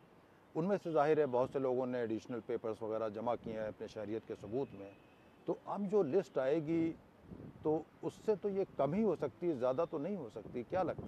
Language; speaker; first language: Urdu; native; Urdu